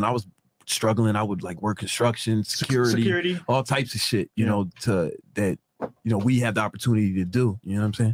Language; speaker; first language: English; non-native, fluent; Italian